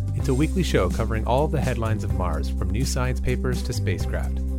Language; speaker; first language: English; native; English